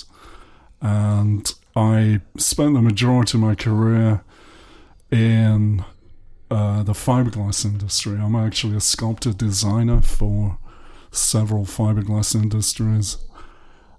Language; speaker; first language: English; native; English